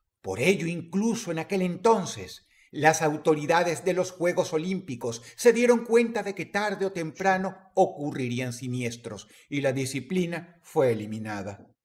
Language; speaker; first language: Spanish; native; Spanish